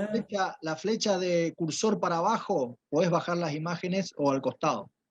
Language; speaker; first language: Spanish; native; Spanish